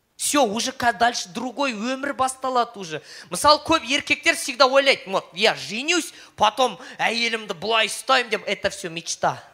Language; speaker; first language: Russian; non-native, local second language; Kazakh